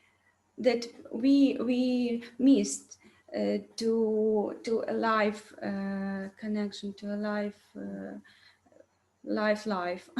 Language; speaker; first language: English; non-native, learner; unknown